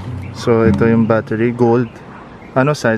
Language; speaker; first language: Filipino; non-native, learner; Arabic